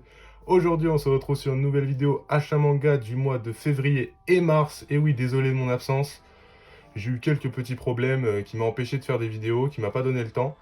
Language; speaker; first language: French; native; French